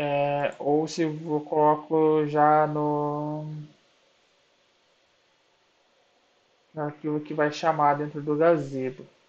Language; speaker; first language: Portuguese; native; Portuguese